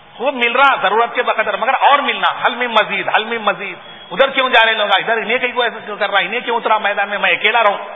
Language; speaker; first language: Urdu; native; Urdu